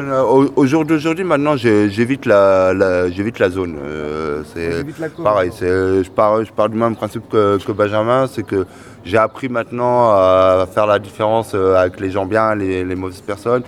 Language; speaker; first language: French; native; French